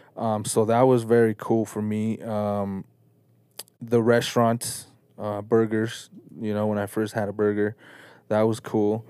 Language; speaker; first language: English; early bilingual, other home language; Spanish